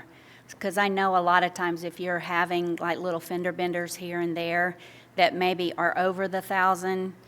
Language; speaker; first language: English; native; English